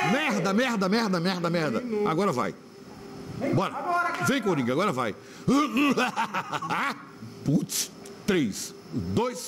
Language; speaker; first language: Portuguese; native; Portuguese